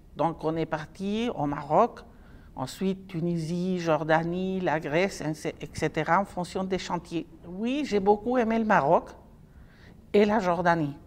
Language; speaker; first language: French; non-native, fluent; Dutch